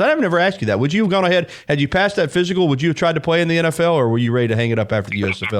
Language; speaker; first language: English; native; English